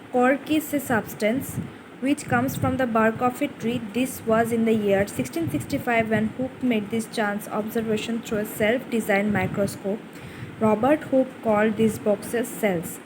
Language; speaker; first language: English; non-native, local second language; Bangla